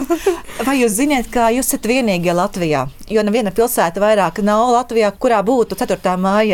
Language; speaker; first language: Latvian; native; Latvian